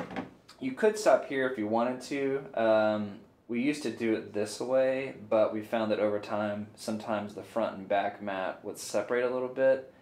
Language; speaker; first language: English; native; English